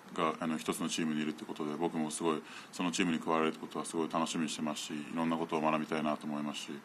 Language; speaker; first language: Japanese; native; Japanese